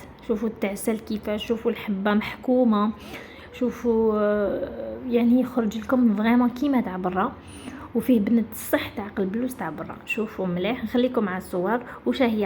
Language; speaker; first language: Arabic; native; Arabic